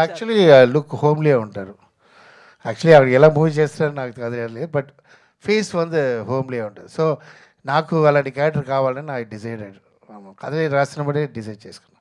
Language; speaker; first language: Telugu; non-native, fluent; Tamil